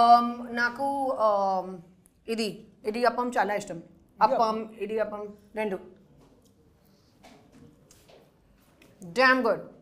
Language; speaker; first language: Telugu; non-native, local second language; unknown